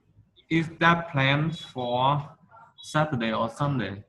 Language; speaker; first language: English; non-native, fluent; Vietnamese